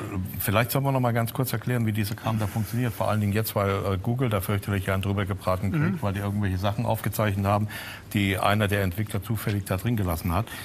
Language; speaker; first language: German; native; German